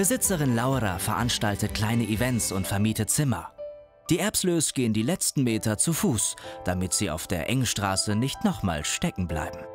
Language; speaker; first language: German; native; German